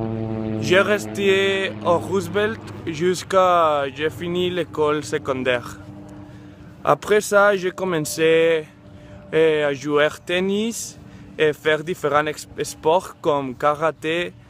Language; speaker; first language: French; non-native, learner; Spanish